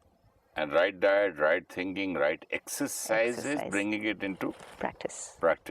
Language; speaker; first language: English; non-native, local second language; Hindi